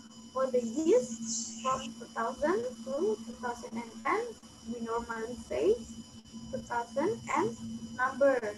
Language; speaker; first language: English; non-native, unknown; Indonesian